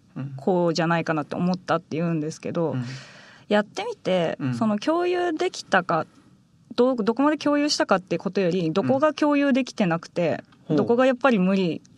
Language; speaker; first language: Japanese; native; Japanese